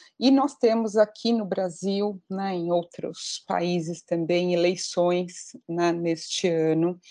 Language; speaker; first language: Portuguese; native; Portuguese